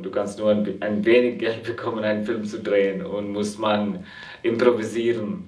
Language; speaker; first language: German; non-native, fluent; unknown